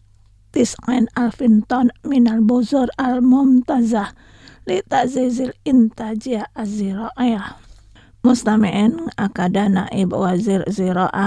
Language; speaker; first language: Arabic; non-native, fluent; Indonesian